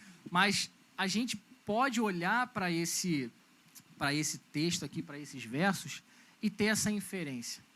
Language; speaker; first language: Portuguese; native; Portuguese